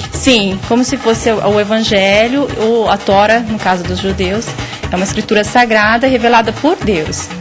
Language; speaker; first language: Portuguese; native; Portuguese